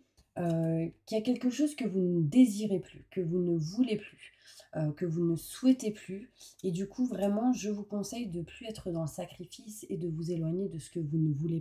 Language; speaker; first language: French; native; French